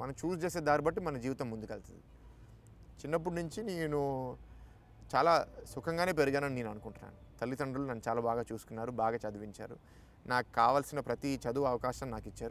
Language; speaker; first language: Telugu; native; Telugu